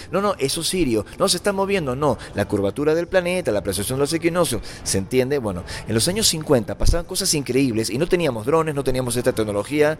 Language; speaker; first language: Spanish; native; Spanish